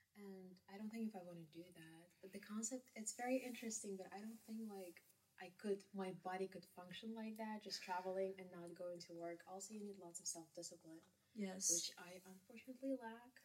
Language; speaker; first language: English; non-native, fluent; Kazakh